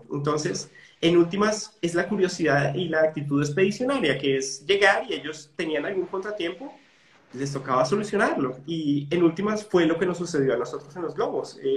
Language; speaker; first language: Spanish; native; Spanish